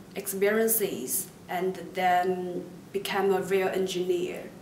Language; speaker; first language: English; non-native, fluent; Chinese